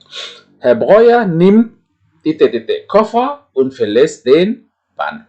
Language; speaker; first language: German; non-native, fluent; Indonesian